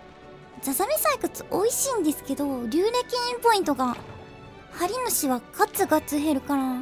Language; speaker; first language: Japanese; native; Japanese